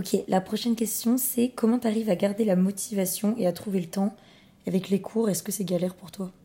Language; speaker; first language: French; native; French